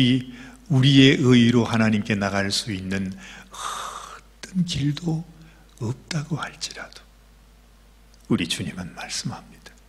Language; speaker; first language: Korean; native; Korean